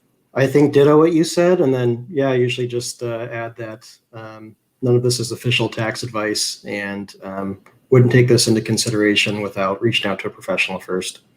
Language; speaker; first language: English; native; English